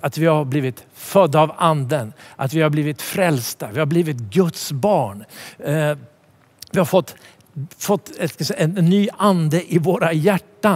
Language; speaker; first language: Swedish; native; Swedish